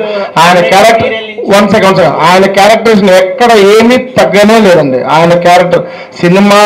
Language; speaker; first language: Telugu; native; Telugu